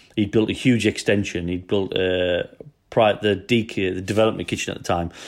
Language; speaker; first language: English; native; English